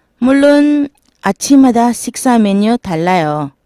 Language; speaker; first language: Korean; non-native, learner; Filipino